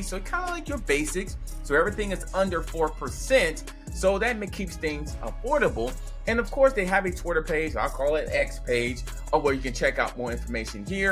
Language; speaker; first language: English; native; English